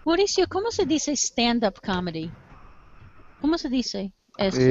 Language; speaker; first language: Spanish; non-native, learner; English